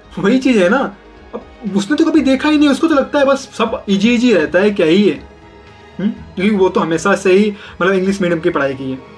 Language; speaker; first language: Hindi; native; Hindi